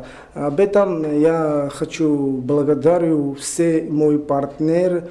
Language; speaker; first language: Russian; non-native, learner; Georgian